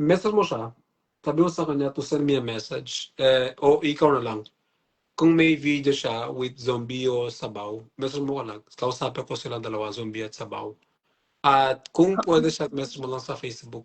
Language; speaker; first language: Filipino; non-native, learner; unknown